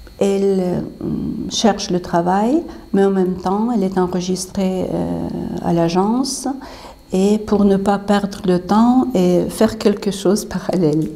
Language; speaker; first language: French; non-native, fluent; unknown